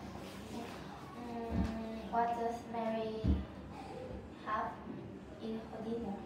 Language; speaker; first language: English; non-native, learner; Vietnamese